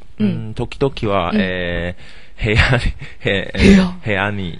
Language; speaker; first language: Japanese; non-native, learner; Chinese